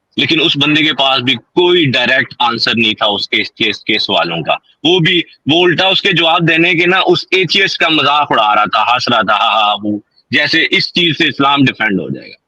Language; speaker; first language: Urdu; non-native, local second language; Punjabi